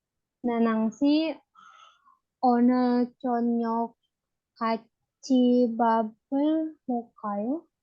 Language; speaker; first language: Korean; non-native, learner; Indonesian